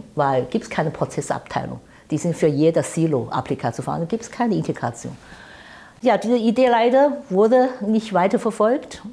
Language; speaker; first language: German; non-native, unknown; Chinese